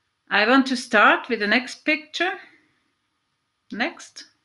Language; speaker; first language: English; non-native, fluent; German